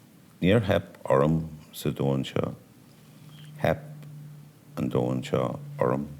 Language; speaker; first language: Irish; non-native, local second language; English